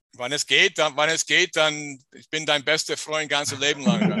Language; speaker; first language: German; non-native, fluent; English